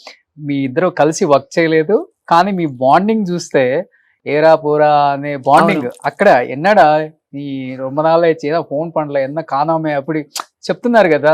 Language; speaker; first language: Telugu; native; Telugu